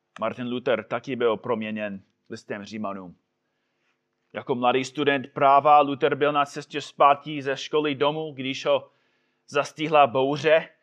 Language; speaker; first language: Czech; non-native, fluent; English